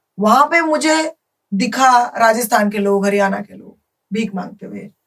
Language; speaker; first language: Hindi; non-native, local second language; Bangla